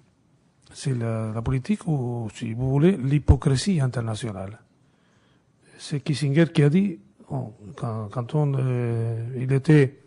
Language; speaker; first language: French; non-native, fluent; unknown